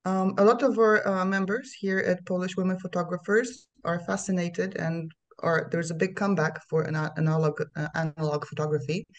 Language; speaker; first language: English; non-native, fluent; Polish